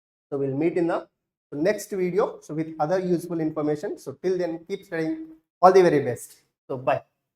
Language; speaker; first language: English; non-native, local second language; Telugu